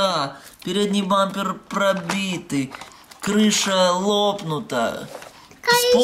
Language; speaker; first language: Russian; native; Russian